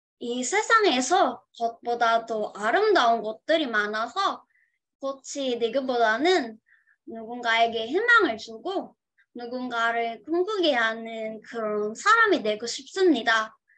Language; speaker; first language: Korean; non-native, learner; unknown